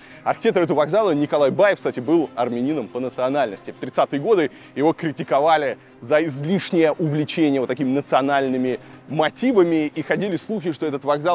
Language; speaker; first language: Russian; native; Russian